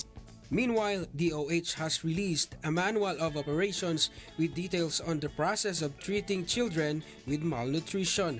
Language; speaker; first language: English; non-native, local second language; Filipino